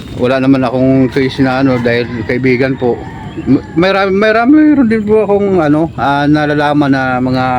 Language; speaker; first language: Filipino; non-native, local second language; Bikol